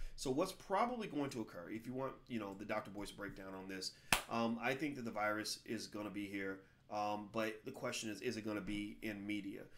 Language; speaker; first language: English; native; English